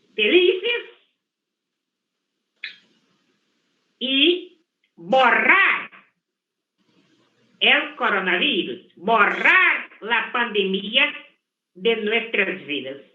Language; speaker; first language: Spanish; non-native, fluent; Portuguese